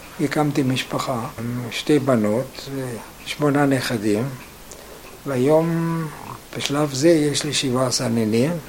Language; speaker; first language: Hebrew; non-native, fluent; German